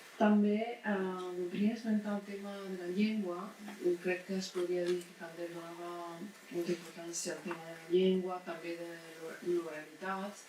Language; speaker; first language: Catalan; non-native, fluent; Italian